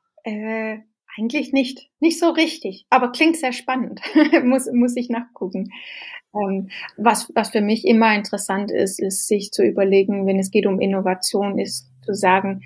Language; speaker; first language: German; non-native, fluent; Danish